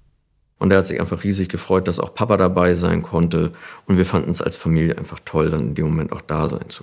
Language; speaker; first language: German; native; German